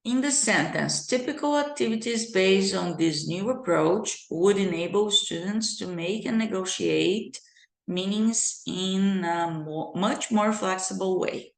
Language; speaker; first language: English; non-native, fluent; Portuguese